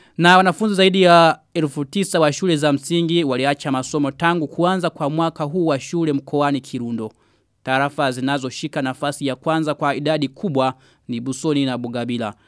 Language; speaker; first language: Swahili; non-native, local second language; Rundi